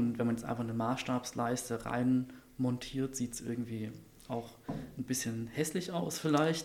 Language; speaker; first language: German; native; German